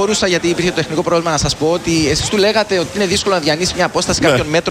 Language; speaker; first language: Greek; native; Greek